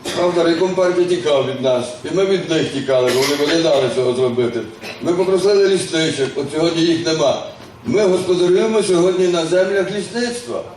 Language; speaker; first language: Ukrainian; native; Ukrainian